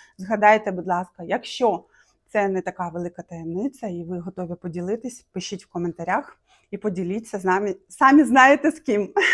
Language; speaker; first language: Ukrainian; non-native, local second language; Russian